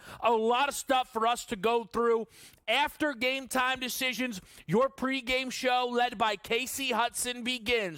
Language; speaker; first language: English; native; English